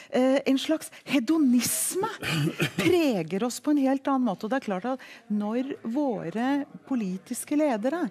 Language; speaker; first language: Norwegian; early bilingual, heritage; Norwegian